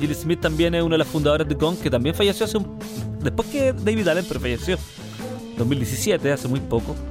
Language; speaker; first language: Spanish; native; Spanish